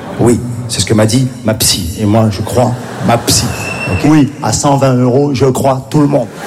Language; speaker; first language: French; native; French